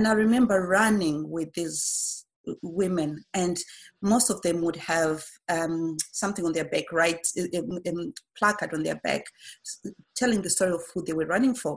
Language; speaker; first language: English; non-native, local second language; Shona